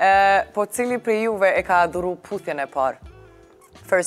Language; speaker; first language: Albanian; native; Albanian